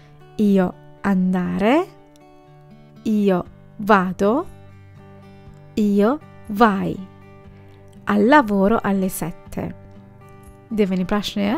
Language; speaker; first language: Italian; non-native, fluent; Sinhala